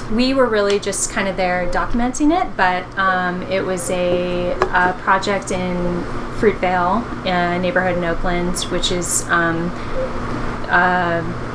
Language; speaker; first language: English; native; English